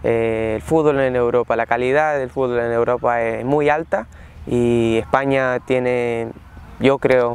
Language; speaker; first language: Spanish; early bilingual, heritage; Spanish